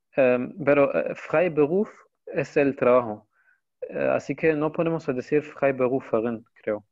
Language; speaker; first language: Spanish; non-native, fluent; Arabic